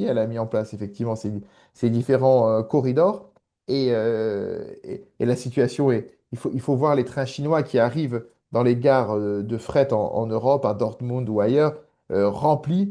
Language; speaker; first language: French; native; French